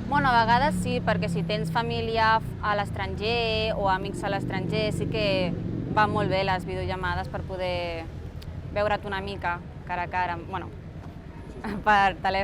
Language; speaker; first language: Catalan; non-native, local second language; Spanish